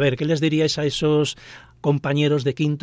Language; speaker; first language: Spanish; native; Spanish